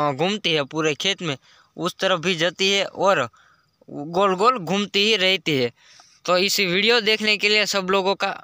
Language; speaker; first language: Hindi; non-native, local second language; Gujarati